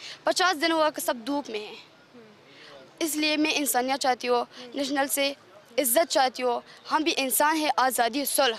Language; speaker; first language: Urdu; non-native, learner; Persian